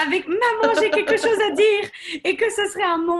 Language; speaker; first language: French; native; French